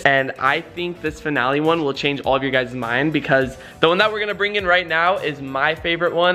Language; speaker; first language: English; native; English